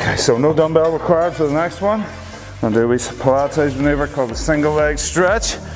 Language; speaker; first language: English; native; English